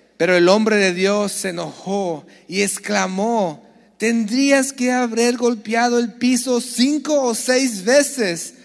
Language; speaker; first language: Spanish; early bilingual, heritage; Spanish